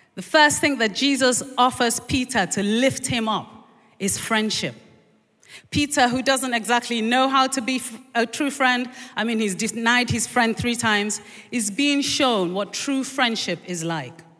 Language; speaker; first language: English; native; English